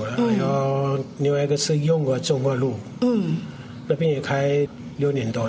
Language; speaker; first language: Chinese; non-native, learner; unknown